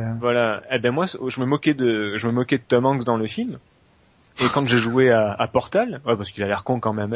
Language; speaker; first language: French; native; French